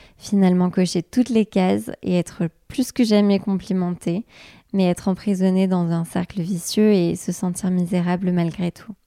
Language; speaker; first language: French; native; French